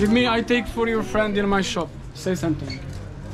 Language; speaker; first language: English; non-native, learner; Arabic